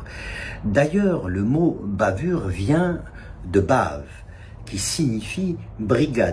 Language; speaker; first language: French; non-native, local second language; Kabyle